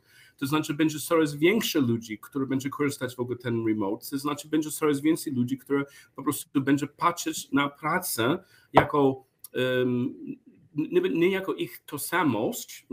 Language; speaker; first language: Polish; non-native, learner; English